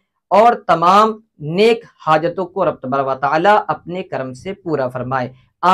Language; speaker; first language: Hindi; native; Hindi